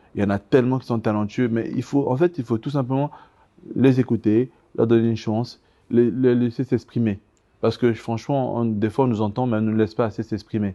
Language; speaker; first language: French; early bilingual, other home language; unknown